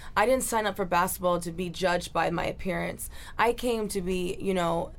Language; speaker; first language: English; native; English